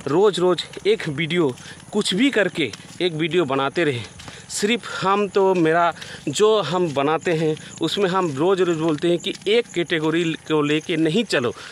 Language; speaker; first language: Hindi; non-native, local second language; Bangla